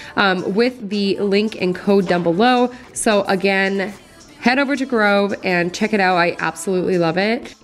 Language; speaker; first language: English; native; English